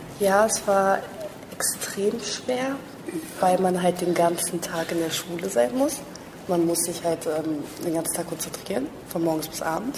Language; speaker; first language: German; early bilingual, other home language; Greek